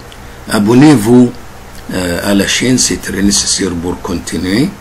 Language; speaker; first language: French; non-native, fluent; Arabic